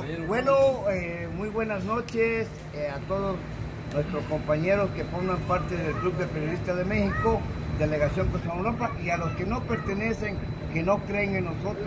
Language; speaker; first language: Spanish; native; Spanish